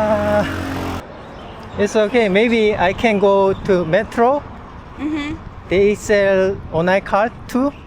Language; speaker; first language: English; non-native, learner; Korean